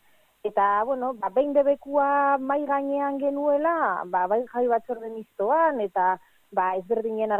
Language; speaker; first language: Basque; native; Basque